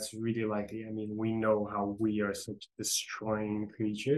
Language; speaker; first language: English; non-native, fluent; Portuguese